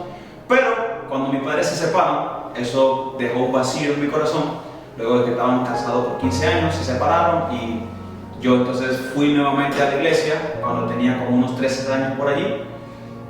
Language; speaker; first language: Spanish; native; Spanish